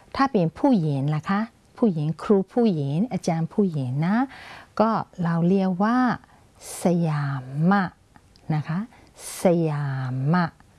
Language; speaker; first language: Thai; non-native, fluent; Burmese